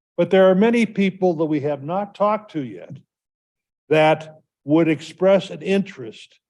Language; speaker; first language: English; native; English